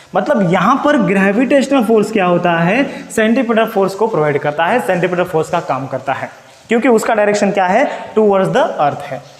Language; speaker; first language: Hindi; non-native, local second language; Marathi